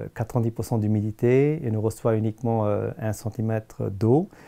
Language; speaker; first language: French; non-native, fluent; Tamil